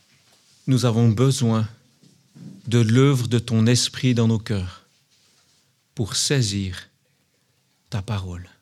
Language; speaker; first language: French; native; French